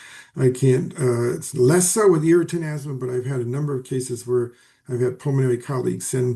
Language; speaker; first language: English; native; English